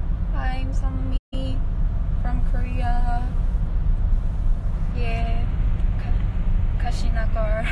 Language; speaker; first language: English; non-native, learner; Korean